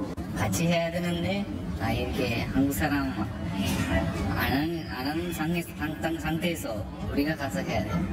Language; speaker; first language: Korean; non-native, learner; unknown